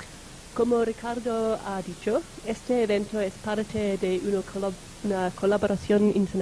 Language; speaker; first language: Spanish; non-native, fluent; English